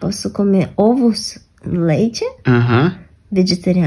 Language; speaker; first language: Portuguese; non-native, learner; Russian